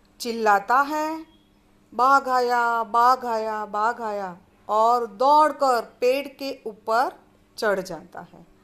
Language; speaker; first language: Hindi; non-native, local second language; Gujarati